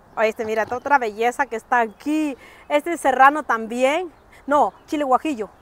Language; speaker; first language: Spanish; native; Spanish